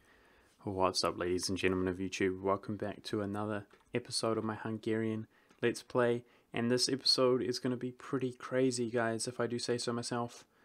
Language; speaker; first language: English; native; English